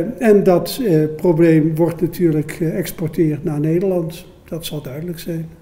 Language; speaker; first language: Dutch; native; Dutch